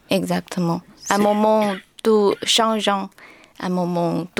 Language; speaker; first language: French; non-native, learner; Chinese